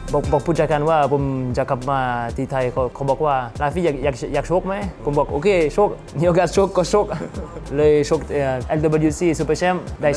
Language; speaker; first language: Thai; non-native, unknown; French